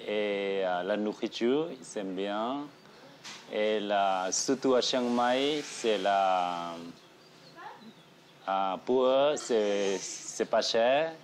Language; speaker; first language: French; non-native, learner; Thai